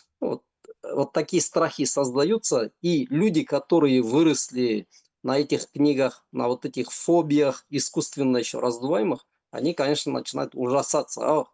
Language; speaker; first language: Russian; native; Russian